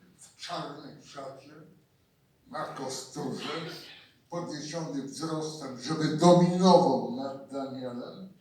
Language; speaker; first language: Polish; native; Polish